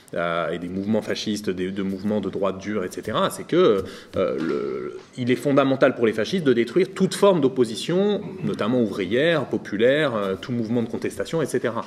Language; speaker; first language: French; native; French